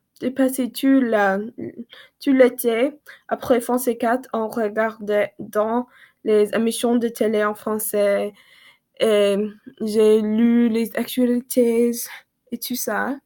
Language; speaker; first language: French; non-native, learner; English